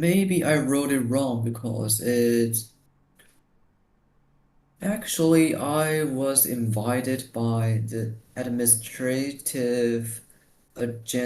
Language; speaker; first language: English; non-native, learner; Chinese